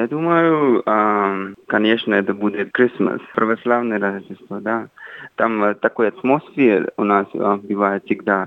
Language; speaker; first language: Russian; non-native, fluent; Hindi